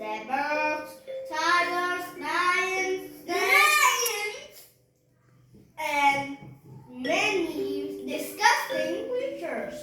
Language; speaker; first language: English; non-native, learner; Vietnamese